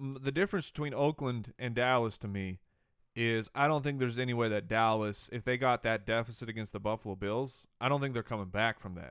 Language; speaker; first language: English; native; English